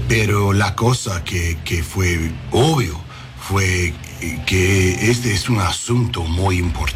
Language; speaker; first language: Spanish; non-native, learner; English